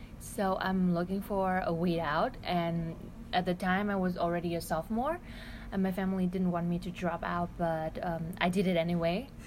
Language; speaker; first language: English; non-native, fluent; Vietnamese